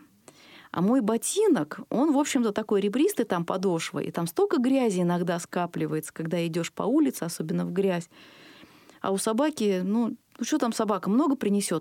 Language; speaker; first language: Russian; native; Russian